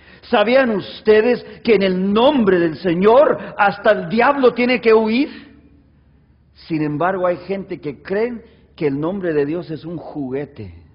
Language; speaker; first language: Spanish; native; Spanish